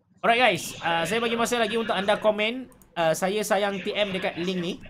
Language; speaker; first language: Malay; native; Malay